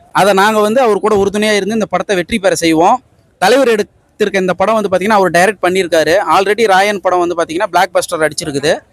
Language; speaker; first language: Tamil; native; Tamil